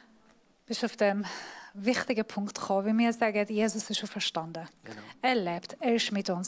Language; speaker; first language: German; non-native, fluent; Persian